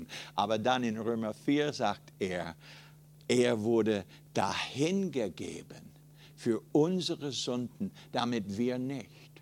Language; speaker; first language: German; non-native, fluent; English